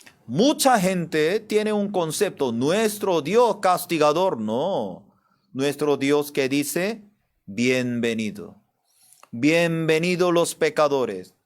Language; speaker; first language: Spanish; non-native, fluent; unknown